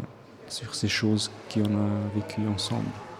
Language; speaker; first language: French; non-native, local second language; Swiss German